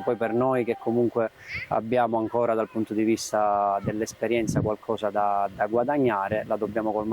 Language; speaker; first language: Italian; native; Italian